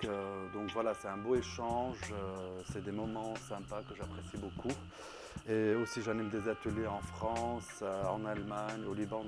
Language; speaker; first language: French; non-native, local second language; Arabic